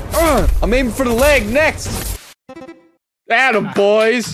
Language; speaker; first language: English; native; English